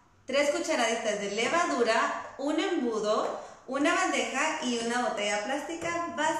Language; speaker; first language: Spanish; native; Spanish